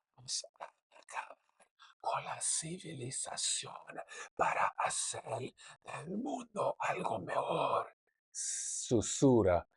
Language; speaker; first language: Spanish; non-native, learner; English